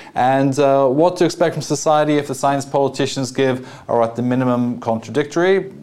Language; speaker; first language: English; native; English